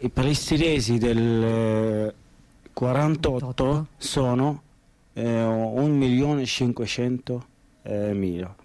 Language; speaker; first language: Italian; non-native, learner; Arabic